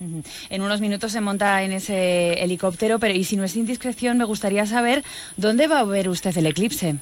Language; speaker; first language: Spanish; native; Spanish